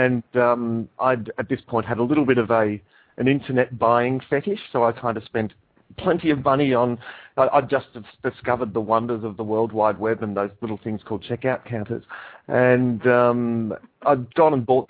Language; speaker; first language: English; native; English